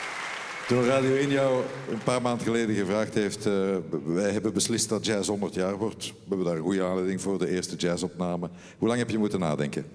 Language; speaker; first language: Dutch; native; Dutch